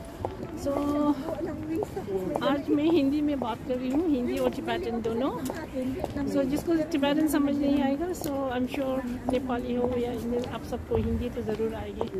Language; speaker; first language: Hindi; non-native, local second language; Tibetan